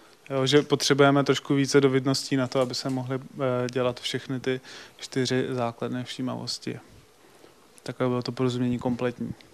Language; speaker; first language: Czech; native; Czech